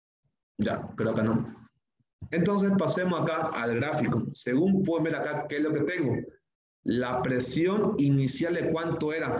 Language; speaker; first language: Spanish; native; Spanish